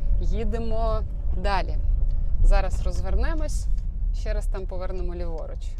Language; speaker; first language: Ukrainian; non-native, local second language; Russian